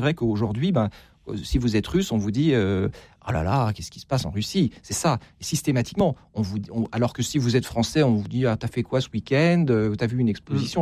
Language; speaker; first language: French; native; French